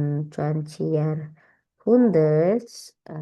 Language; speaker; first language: German; non-native, learner; Indonesian